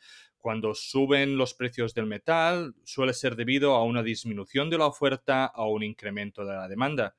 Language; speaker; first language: Spanish; native; Spanish